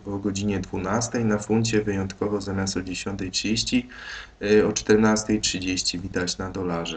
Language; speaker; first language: Polish; native; Polish